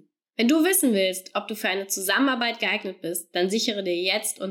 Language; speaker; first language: German; native; German